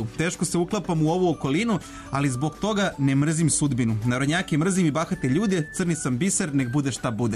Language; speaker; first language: Serbian; native; Serbian